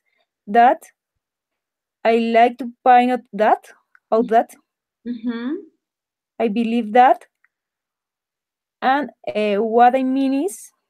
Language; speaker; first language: English; non-native, learner; Spanish